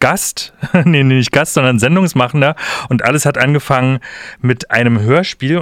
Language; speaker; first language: German; native; German